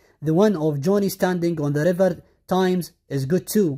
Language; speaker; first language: English; non-native, fluent; Arabic